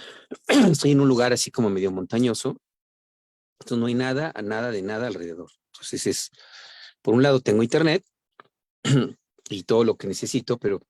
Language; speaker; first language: Spanish; native; Spanish